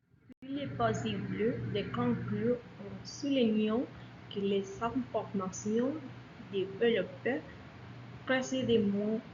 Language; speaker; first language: French; non-native, learner; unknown